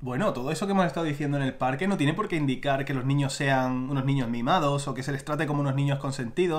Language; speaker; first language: Spanish; native; Spanish